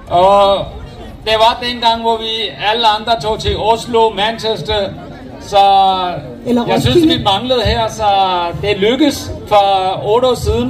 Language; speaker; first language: Danish; early bilingual, other home language; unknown